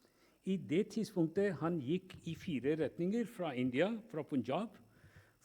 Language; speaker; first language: Norwegian; non-native, fluent; Punjabi